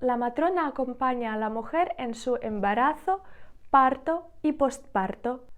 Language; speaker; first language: Spanish; non-native, fluent; Ukrainian